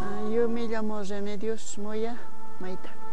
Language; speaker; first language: Spanish; non-native, local second language; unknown